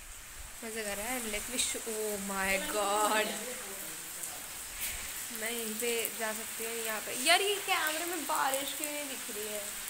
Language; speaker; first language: Hindi; native; Hindi